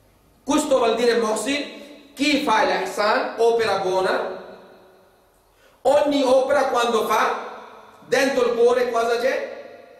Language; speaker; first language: Italian; non-native, fluent; Urdu